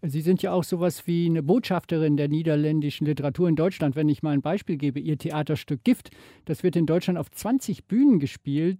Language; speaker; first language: German; native; German